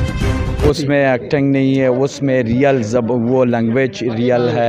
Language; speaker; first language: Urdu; non-native, learner; Pashto